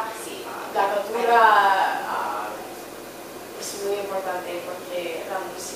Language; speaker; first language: Spanish; non-native, learner; English